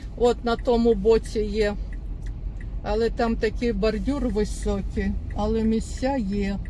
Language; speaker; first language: Ukrainian; non-native, local second language; Russian